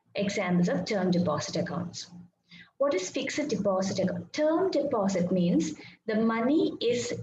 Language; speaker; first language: English; non-native, local second language; Malayalam